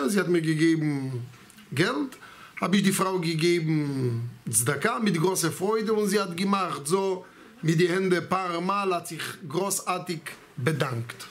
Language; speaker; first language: German; non-native, fluent; Hebrew